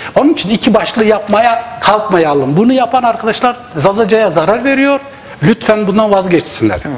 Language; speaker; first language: Turkish; non-native, local second language; Zaza